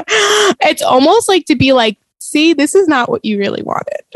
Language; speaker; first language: English; native; English